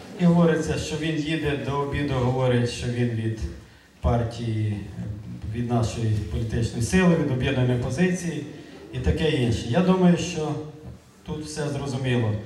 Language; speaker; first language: Ukrainian; native; Ukrainian